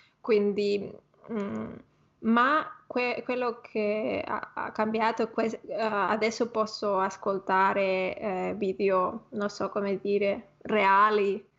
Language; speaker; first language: Italian; non-native, fluent; Spanish